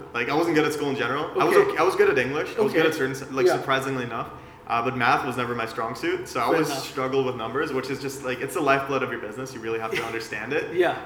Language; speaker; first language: English; early bilingual, other home language; Persian